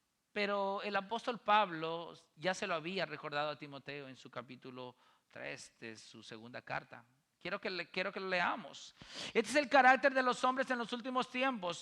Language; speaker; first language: Spanish; native; Spanish